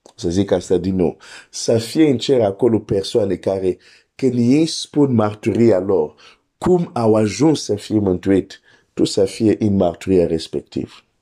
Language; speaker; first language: Romanian; non-native, fluent; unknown